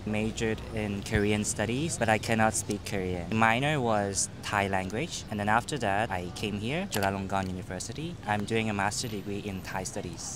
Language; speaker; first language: English; non-native, local second language; Cantonese